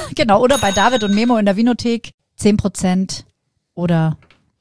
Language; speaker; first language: German; native; German